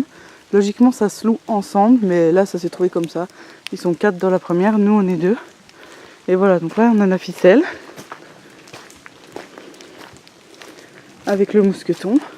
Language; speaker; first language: French; native; French